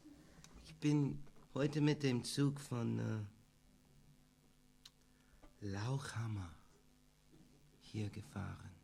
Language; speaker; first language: German; non-native, learner; English